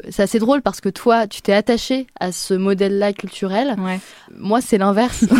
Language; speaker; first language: French; early bilingual, other home language; Arabic